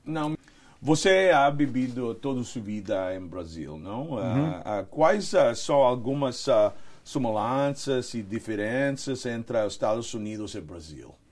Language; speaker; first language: Portuguese; non-native, learner; Spanish